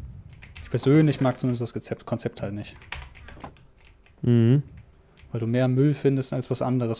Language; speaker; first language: German; native; German